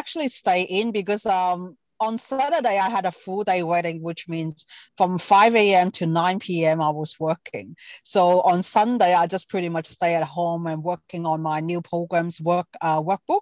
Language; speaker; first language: English; non-native, local second language; Cantonese